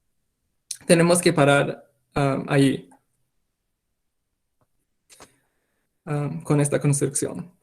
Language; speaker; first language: Spanish; non-native, fluent; English